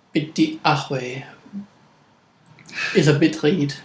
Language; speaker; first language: Arabic; non-native, learner; English